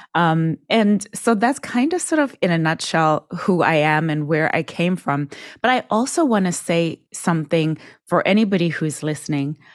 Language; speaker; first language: English; non-native, local second language; Shona